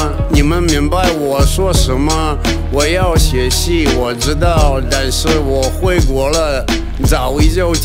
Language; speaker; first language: Chinese; non-native, learner; Russian